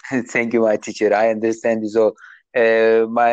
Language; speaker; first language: English; non-native, learner; Turkish